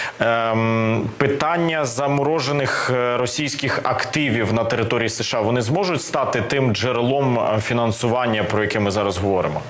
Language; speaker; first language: Ukrainian; native; Ukrainian